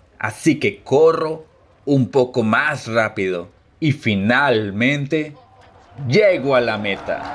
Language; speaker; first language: Spanish; early bilingual, heritage; Spanish